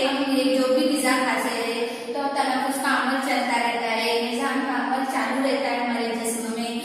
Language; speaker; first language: Urdu; native; Urdu